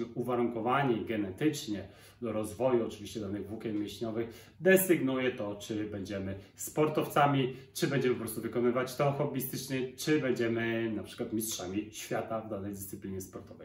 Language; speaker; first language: Polish; native; Polish